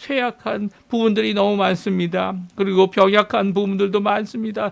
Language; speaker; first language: Korean; native; Korean